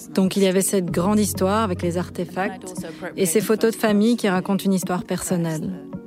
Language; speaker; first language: French; early bilingual, other home language; Arabic